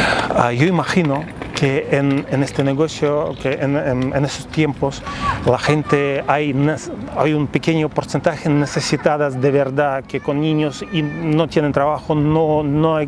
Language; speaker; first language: Spanish; non-native, fluent; Russian